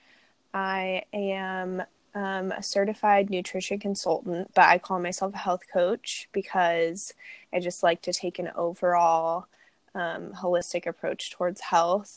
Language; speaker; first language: English; native; English